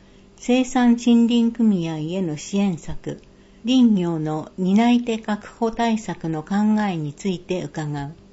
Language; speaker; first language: Japanese; native; Japanese